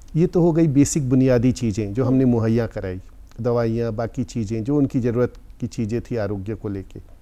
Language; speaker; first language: Hindi; native; Hindi